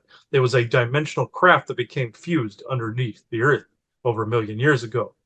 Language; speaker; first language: English; native; English